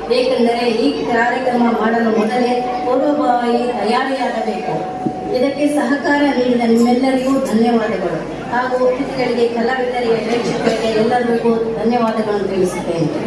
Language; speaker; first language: Kannada; native; Kannada